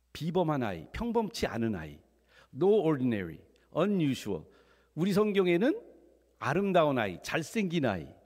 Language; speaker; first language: Korean; early bilingual, heritage; Korean